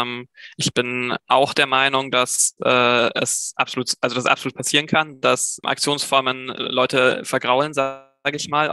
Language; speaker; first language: German; native; German